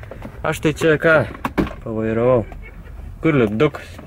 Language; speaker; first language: Lithuanian; native; Lithuanian